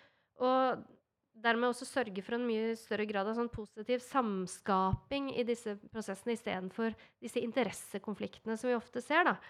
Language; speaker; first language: Norwegian; native; Norwegian